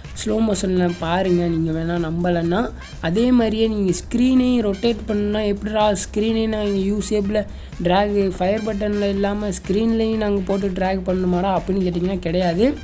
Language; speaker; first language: Tamil; native; Tamil